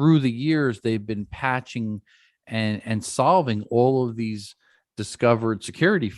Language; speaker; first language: English; native; English